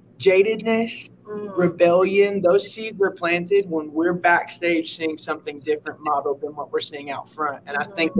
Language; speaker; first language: English; native; English